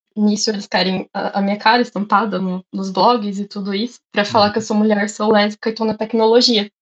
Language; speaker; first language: Portuguese; native; Portuguese